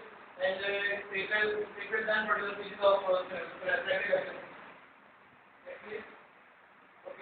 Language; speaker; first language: English; non-native, learner; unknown